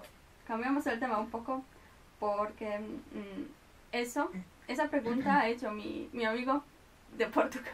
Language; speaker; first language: Spanish; non-native, fluent; Polish